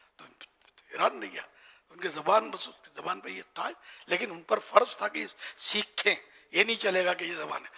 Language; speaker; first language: Urdu; native; Urdu